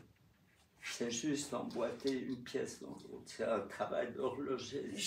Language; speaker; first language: French; native; French